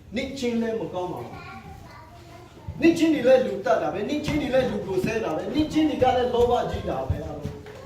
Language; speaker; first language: Burmese; non-native, local second language; Lahu